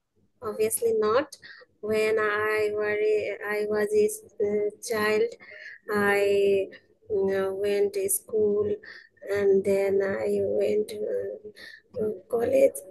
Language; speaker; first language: English; non-native, learner; Bangla